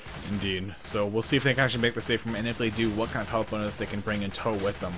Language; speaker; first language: English; native; English